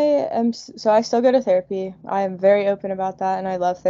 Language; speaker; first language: English; native; English